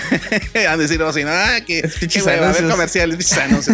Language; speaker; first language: Spanish; native; Spanish